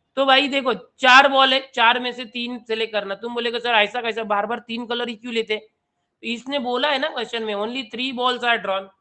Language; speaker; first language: Hindi; non-native, local second language; Marathi